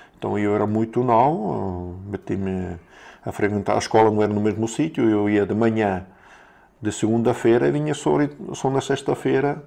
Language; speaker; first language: Portuguese; non-native, learner; Italian